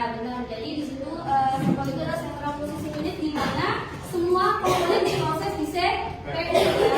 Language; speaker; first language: Indonesian; native; Indonesian